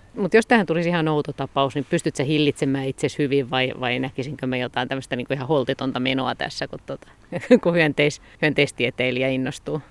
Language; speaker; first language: Finnish; native; Finnish